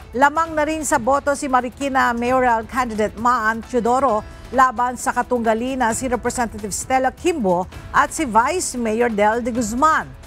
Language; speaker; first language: Filipino; native; Filipino